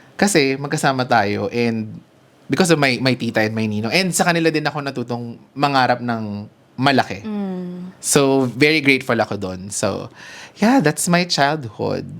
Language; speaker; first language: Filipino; native; Filipino